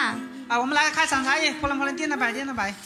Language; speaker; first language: Chinese; native; Chinese